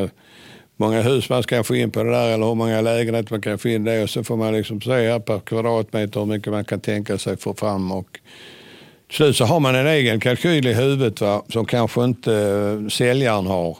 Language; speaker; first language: Swedish; native; Swedish